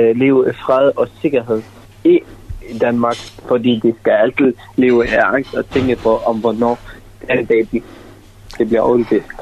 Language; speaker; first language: Danish; non-native, fluent; Arabic